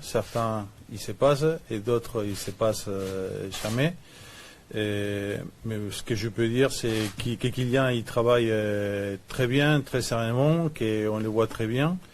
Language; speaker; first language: French; non-native, fluent; Spanish